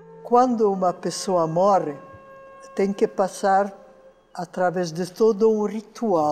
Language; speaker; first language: Portuguese; non-native, fluent; Hungarian